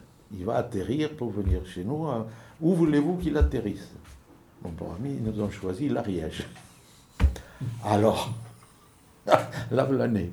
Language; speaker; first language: French; native; French